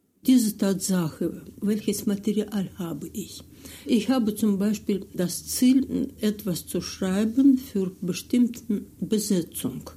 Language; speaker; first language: German; non-native, fluent; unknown